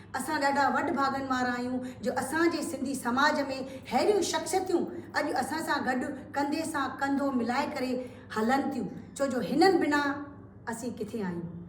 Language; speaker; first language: Sindhi; early bilingual, heritage; Sindhi